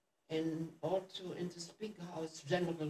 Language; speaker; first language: English; non-native, learner; German